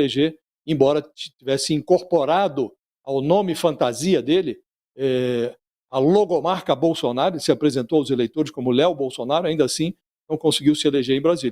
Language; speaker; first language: Portuguese; native; Portuguese